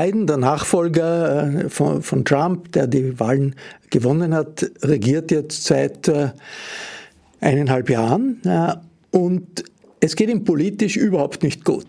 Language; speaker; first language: German; native; German